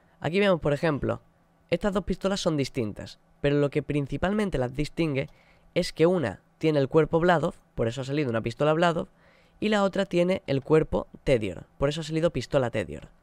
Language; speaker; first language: Spanish; native; Spanish